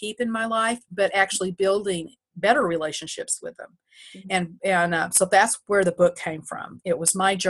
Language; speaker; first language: English; native; English